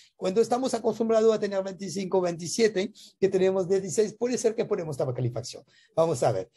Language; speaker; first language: Spanish; non-native, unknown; French